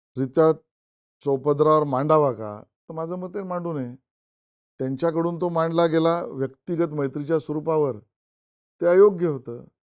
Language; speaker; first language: Marathi; native; Marathi